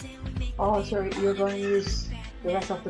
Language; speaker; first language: English; non-native, fluent; Indonesian